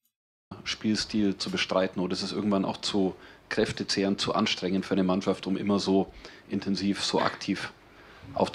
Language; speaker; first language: German; native; German